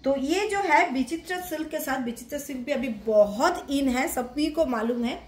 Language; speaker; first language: Hindi; non-native, local second language; Bangla